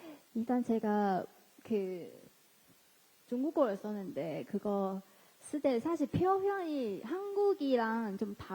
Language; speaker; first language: Korean; non-native, fluent; Chinese